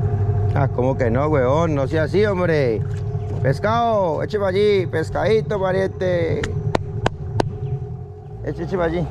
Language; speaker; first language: Spanish; native; Spanish